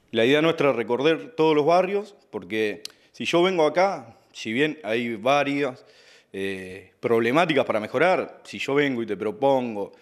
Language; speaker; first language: Spanish; native; Spanish